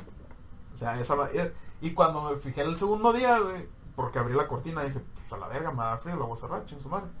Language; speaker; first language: Spanish; native; Spanish